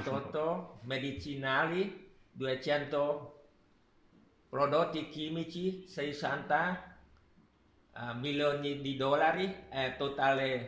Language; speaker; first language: Italian; non-native, learner; Vietnamese